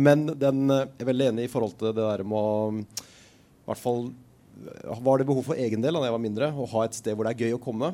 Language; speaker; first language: Norwegian; native; Norwegian